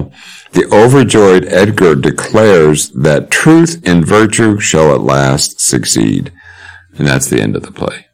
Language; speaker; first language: English; native; English